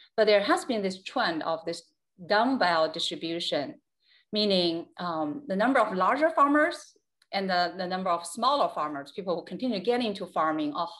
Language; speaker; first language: English; non-native, fluent; Chinese